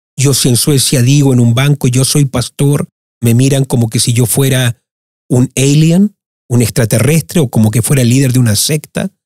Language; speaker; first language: Spanish; early bilingual, heritage; Spanish